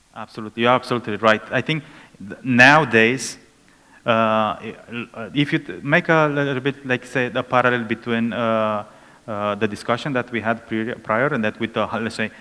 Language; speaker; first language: English; non-native, fluent; Romanian